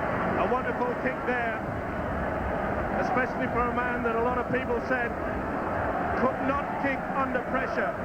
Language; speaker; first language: English; native; English